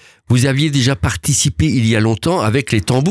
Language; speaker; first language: French; native; French